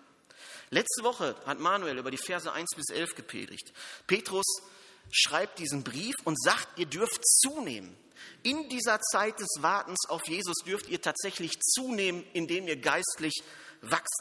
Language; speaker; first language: German; native; German